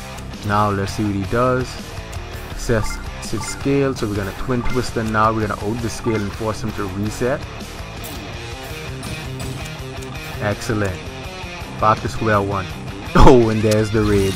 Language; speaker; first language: English; native; English